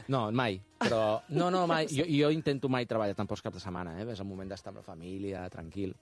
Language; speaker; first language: Catalan; native; Catalan